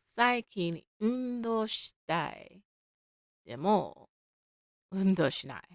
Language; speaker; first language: Japanese; non-native, learner; English